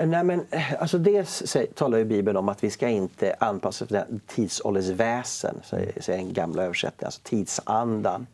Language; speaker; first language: Swedish; native; Swedish